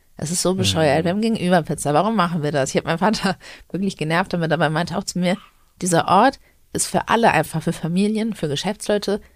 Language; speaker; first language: German; native; German